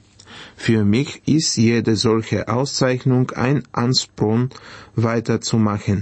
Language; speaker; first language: German; non-native, fluent; Bulgarian